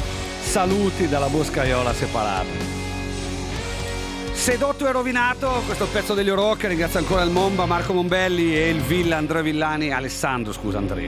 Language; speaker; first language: Italian; native; Italian